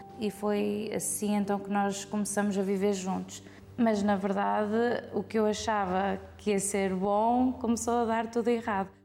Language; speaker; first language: Portuguese; early bilingual, heritage; Portuguese